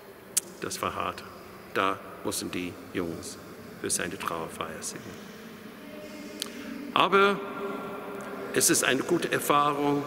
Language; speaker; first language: German; non-native, fluent; English